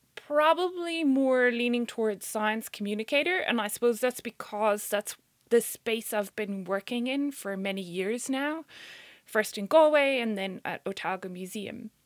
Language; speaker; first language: English; native; English